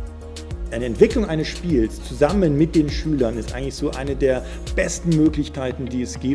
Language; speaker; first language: German; native; German